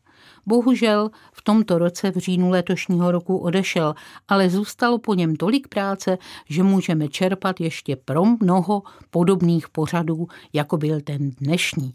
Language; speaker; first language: Czech; native; Czech